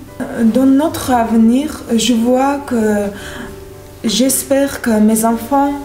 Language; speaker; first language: French; non-native, learner; Armenian